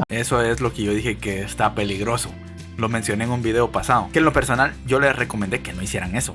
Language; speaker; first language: Spanish; native; Spanish